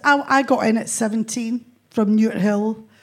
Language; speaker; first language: English; native; English